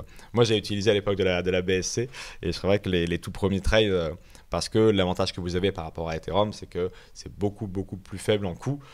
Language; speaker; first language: French; native; French